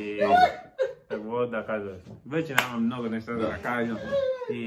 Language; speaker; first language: Bulgarian; non-native, learner; Portuguese